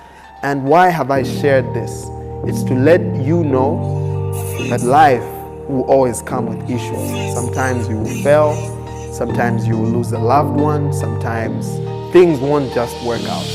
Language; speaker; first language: English; non-native, local second language; Bemba